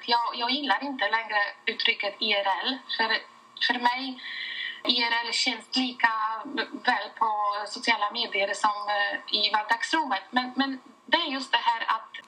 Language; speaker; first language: Swedish; non-native, fluent; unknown